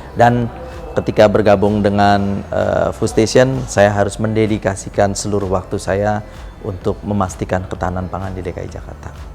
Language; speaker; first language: Indonesian; native; Indonesian